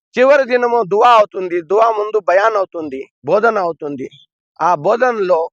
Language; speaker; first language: Telugu; non-native, local second language; Urdu